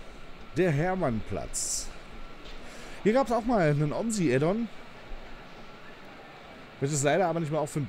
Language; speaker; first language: German; native; German